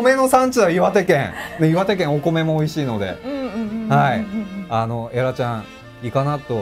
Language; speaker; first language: Japanese; native; Japanese